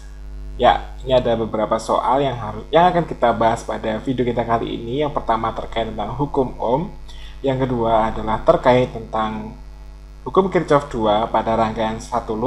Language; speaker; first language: Indonesian; native; Indonesian